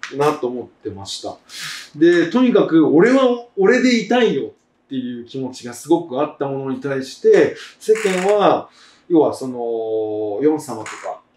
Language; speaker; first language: Japanese; native; Japanese